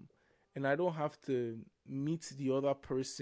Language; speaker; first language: English; non-native, local second language; Yoruba